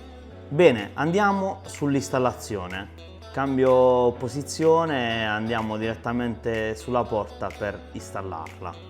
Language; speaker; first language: Italian; native; Italian